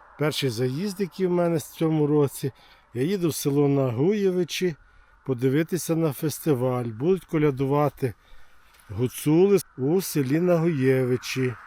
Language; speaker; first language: Ukrainian; native; Ukrainian